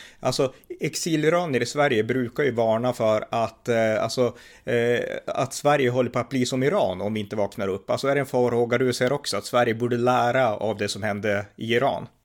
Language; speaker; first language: Swedish; native; Swedish